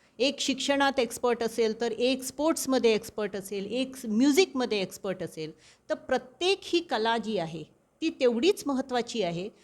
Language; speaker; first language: Marathi; non-native, local second language; Konkani